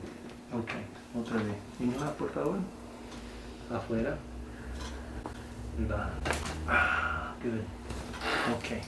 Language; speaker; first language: Spanish; non-native, learner; English